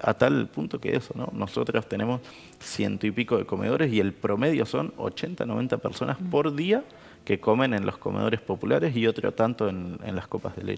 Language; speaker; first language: Spanish; native; Spanish